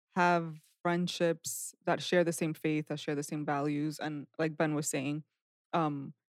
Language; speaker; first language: English; native; English